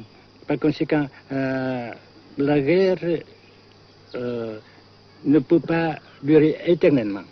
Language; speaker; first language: French; non-native, local second language; Vietnamese